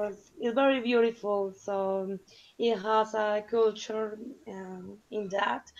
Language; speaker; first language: English; non-native, learner; Spanish